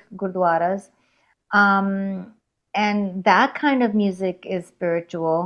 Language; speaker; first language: English; non-native, fluent; Hindi